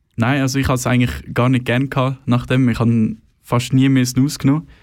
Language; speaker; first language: German; non-native, fluent; Swedish